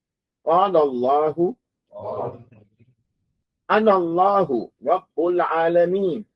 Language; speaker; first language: Arabic; non-native, fluent; English